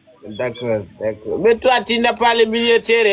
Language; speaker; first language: French; non-native, local second language; Bambara